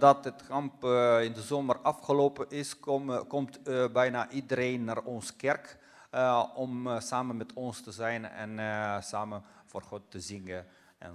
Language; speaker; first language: Dutch; non-native, fluent; Russian